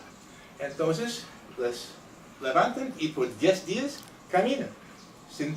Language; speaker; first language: Spanish; non-native, fluent; English